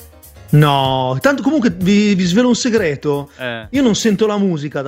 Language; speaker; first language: Italian; native; Italian